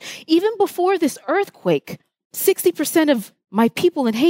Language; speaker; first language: English; early bilingual, other home language; Haitian Creole